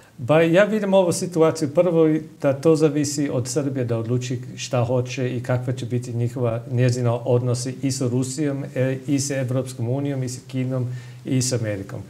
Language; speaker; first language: Serbian; non-native, fluent; English